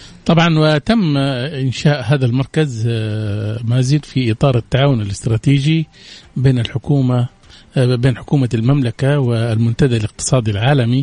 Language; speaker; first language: Arabic; native; Arabic